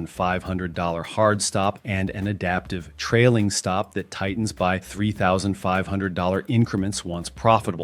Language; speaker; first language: English; native; English